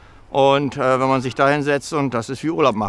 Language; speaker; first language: German; native; German